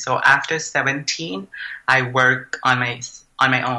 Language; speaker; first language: English; non-native, fluent; Thai